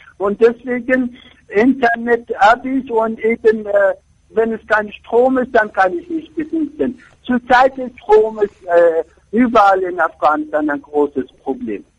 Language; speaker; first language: German; non-native, fluent; Persian